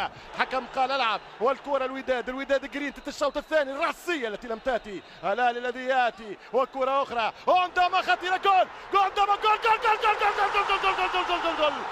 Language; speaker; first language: Arabic; native; Arabic